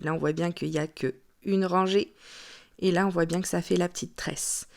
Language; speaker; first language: French; native; French